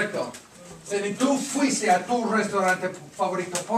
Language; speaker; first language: Spanish; non-native, fluent; English